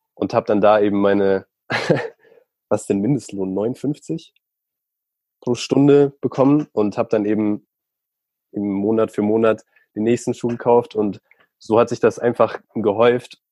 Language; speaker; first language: German; native; German